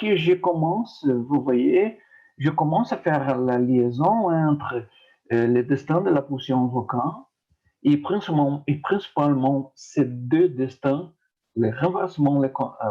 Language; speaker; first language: French; non-native, fluent; Portuguese